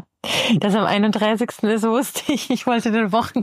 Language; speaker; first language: German; native; German